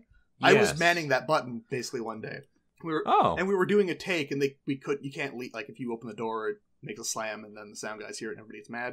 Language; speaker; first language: English; native; English